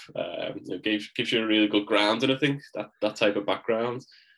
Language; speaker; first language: English; native; English